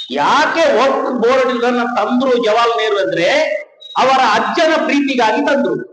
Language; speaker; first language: Kannada; non-native, local second language; Kodava